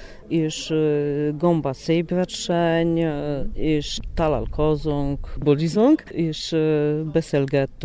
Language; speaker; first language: Hungarian; non-native, learner; Polish